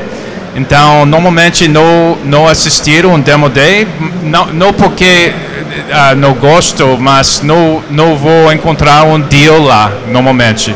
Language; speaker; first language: Portuguese; non-native, fluent; English